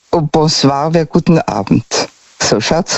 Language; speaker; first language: German; native; German